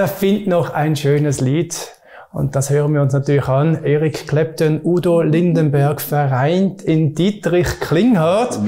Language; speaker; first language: German; native; German